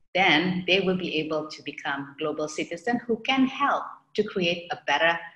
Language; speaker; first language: Indonesian; non-native, local second language; Javanese